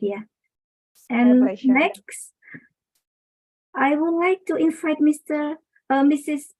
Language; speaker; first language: English; non-native, local second language; Indonesian